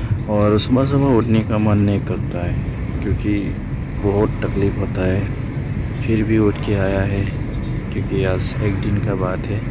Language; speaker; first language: Hindi; non-native, local second language; Kok Borok